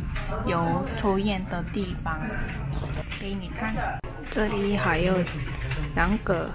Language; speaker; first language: Chinese; non-native, learner; Korean